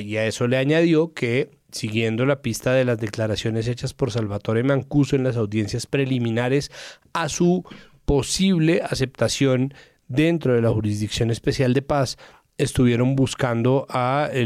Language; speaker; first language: Spanish; native; Spanish